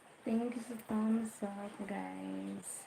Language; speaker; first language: English; non-native, learner; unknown